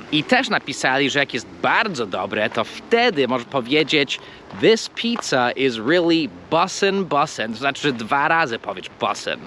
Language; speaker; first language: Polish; non-native, fluent; English